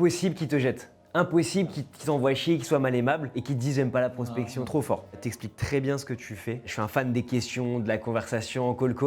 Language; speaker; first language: French; native; French